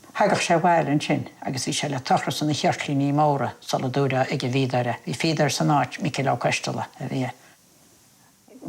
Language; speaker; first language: Irish; native; Irish